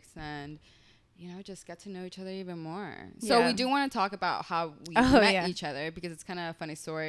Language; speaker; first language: English; early bilingual, other home language; Spanish